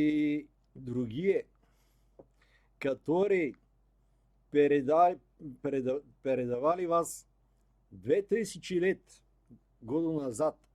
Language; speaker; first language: Russian; non-native, learner; Bulgarian